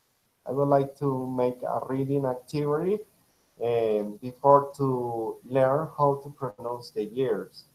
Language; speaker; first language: English; non-native, fluent; Spanish